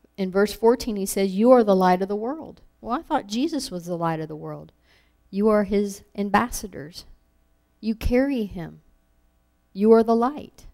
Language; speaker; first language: English; native; English